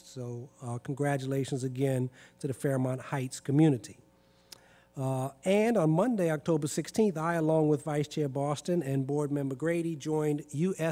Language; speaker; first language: English; native; English